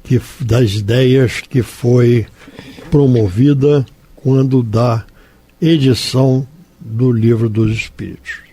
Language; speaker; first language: Portuguese; native; Portuguese